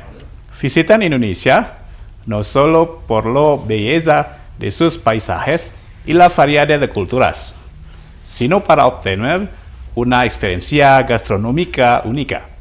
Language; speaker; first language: Spanish; non-native, fluent; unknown